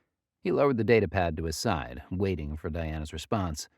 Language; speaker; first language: English; native; English